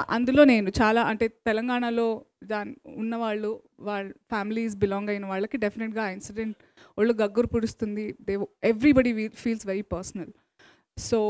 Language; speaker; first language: Telugu; native; Telugu